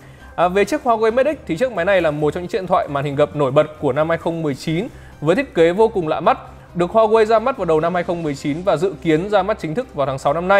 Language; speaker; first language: Vietnamese; native; Vietnamese